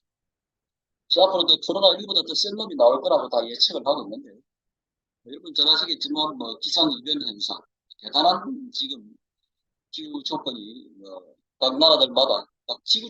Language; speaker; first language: Korean; native; Korean